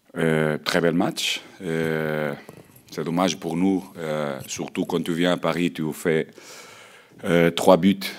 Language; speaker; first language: French; non-native, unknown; Portuguese